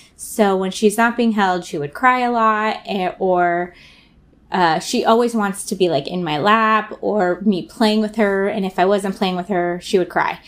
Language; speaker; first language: English; native; English